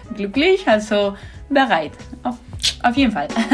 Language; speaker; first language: German; non-native, fluent; Spanish